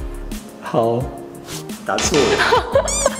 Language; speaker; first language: Chinese; non-native, fluent; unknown